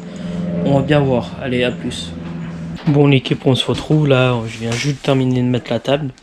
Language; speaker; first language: French; native; French